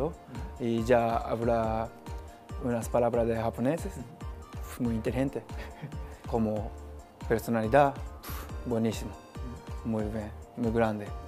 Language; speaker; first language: Spanish; non-native, learner; Japanese